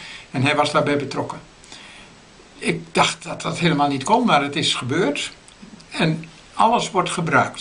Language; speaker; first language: Dutch; native; Dutch